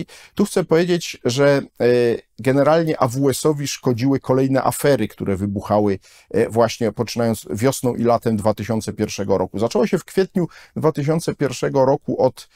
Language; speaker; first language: Polish; native; Polish